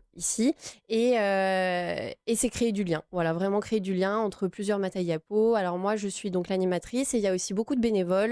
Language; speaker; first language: French; native; French